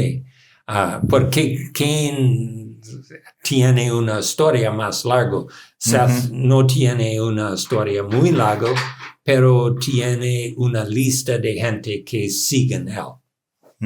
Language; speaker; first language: Spanish; non-native, learner; English